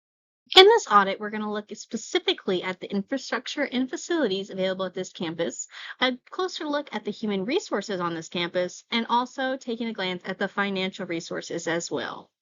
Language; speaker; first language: English; native; English